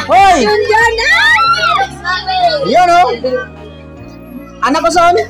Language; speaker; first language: Filipino; native; Filipino